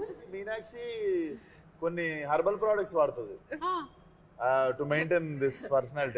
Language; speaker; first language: Telugu; native; Telugu